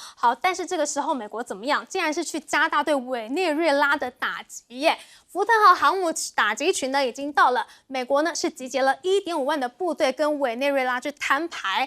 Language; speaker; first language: Chinese; native; Chinese